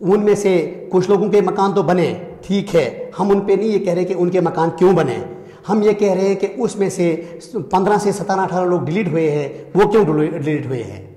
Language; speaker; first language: Hindi; native; Hindi